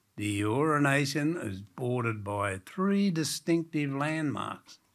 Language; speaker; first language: English; native; English